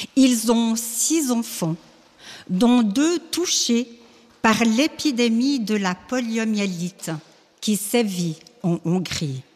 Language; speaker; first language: French; native; French